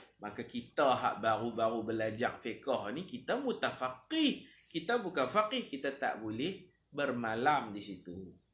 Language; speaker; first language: Malay; native; Malay